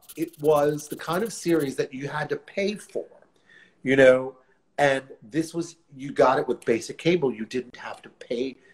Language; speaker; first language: English; native; English